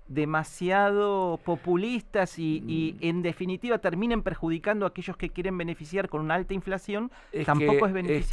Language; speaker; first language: Spanish; native; Spanish